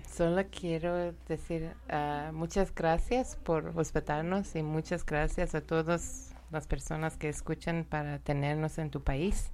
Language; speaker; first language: Spanish; non-native, learner; Persian